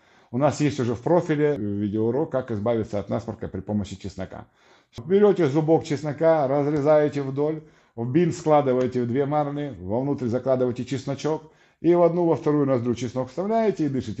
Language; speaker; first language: Russian; native; Russian